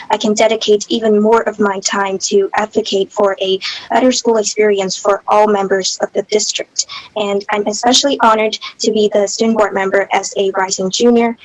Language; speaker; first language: English; non-native, local second language; Cantonese